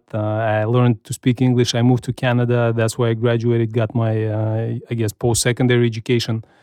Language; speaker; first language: English; non-native, fluent; Russian